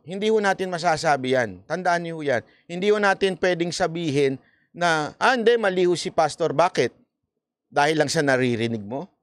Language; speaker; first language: Filipino; native; Filipino